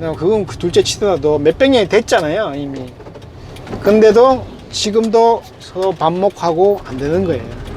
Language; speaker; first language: Korean; native; Korean